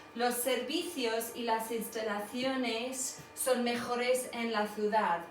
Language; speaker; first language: Spanish; non-native, fluent; English